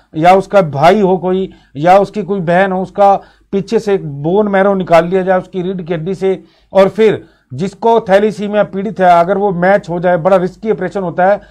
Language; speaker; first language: Hindi; native; Hindi